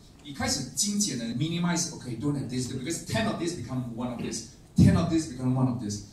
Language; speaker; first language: English; non-native, local second language; Chinese